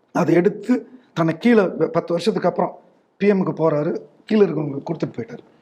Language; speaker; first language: Tamil; native; Tamil